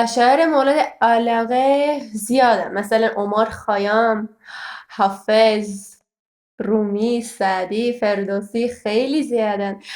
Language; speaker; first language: Persian; non-native, fluent; Armenian